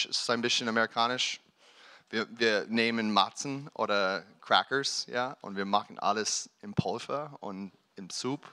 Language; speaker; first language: German; non-native, learner; English